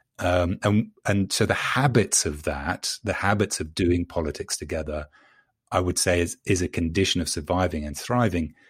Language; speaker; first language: English; native; English